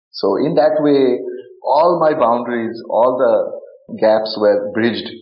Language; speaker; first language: English; non-native, local second language; Bangla